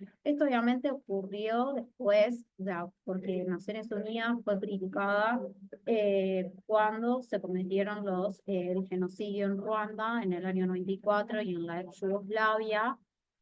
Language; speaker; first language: Spanish; native; Spanish